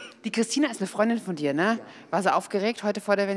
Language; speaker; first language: German; native; German